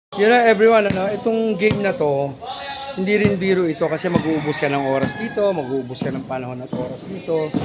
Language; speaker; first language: Filipino; native; Filipino